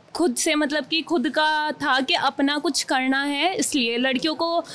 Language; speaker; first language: Hindi; native; Hindi